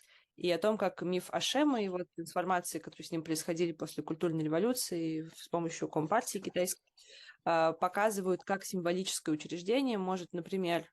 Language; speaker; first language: Russian; native; Russian